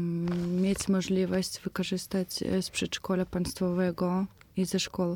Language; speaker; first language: Polish; non-native, fluent; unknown